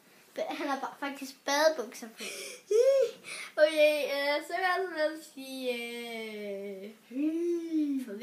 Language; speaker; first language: Danish; early bilingual, other home language; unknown